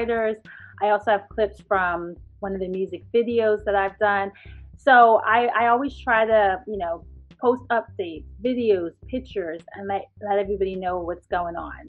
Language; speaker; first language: English; native; English